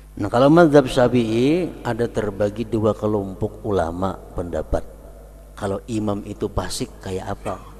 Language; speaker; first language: Indonesian; non-native, local second language; Banjar